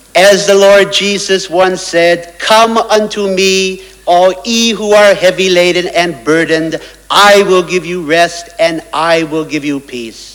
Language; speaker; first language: English; native; English